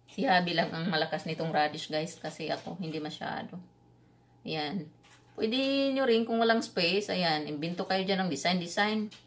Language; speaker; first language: Filipino; non-native, local second language; Cebuano